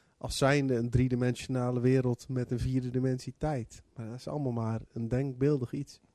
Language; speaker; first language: Dutch; native; Dutch